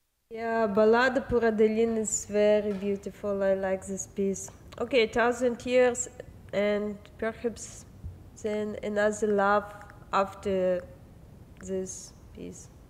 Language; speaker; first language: English; non-native, learner; Belarusian